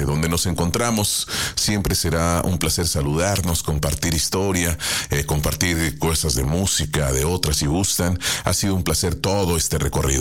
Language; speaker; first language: Spanish; native; Spanish